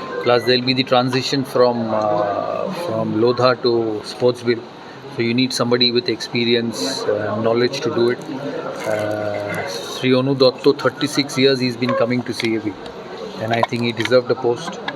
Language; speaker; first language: English; non-native, local second language; Bangla